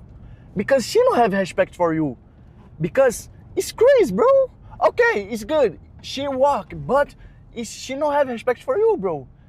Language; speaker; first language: English; non-native, learner; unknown